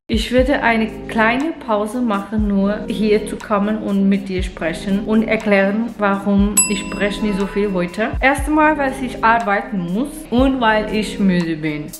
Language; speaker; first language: German; non-native, fluent; Portuguese